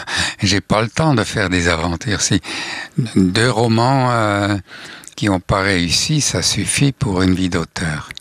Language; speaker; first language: French; non-native, fluent; German